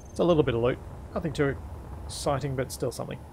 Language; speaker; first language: English; native; English